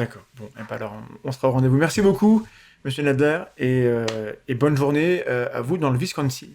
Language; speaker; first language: French; native; French